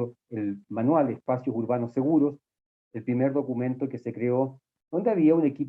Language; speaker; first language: Spanish; native; Spanish